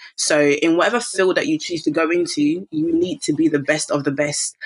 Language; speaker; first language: English; early bilingual, other home language; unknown